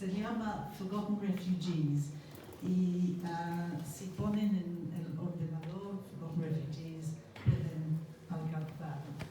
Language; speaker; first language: Spanish; non-native, fluent; English